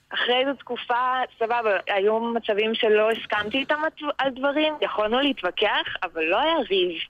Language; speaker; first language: Hebrew; early bilingual, other home language; Russian